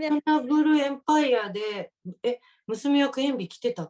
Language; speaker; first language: Japanese; native; Japanese